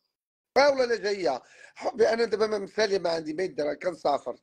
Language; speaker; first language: Arabic; native; Arabic